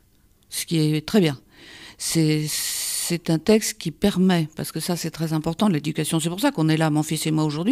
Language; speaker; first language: French; native; French